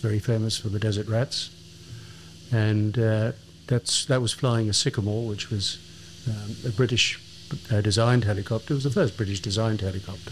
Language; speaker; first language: English; native; English